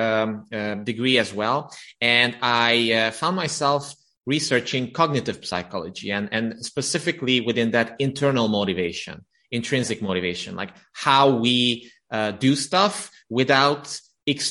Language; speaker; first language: English; non-native, fluent; Romanian